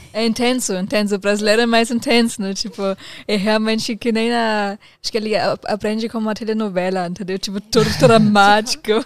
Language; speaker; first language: Portuguese; non-native, fluent; German